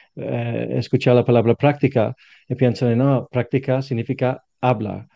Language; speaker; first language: Spanish; non-native, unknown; English